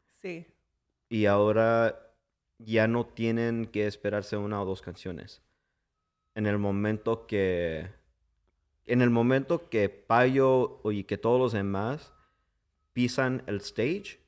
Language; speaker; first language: Spanish; early bilingual, heritage; English